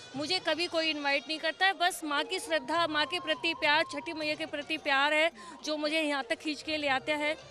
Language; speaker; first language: Hindi; native; Hindi